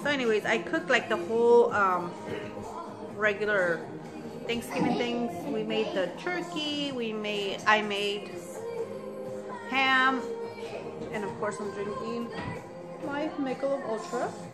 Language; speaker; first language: English; early bilingual, other home language; Spanish